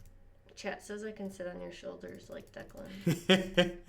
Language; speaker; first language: English; native; English